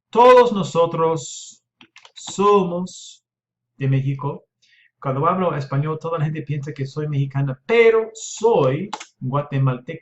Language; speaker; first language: Spanish; non-native, fluent; English